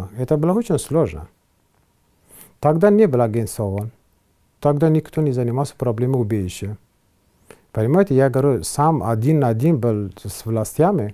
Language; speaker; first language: Russian; non-native, fluent; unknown